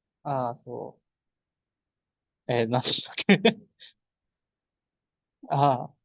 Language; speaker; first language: Japanese; native; Japanese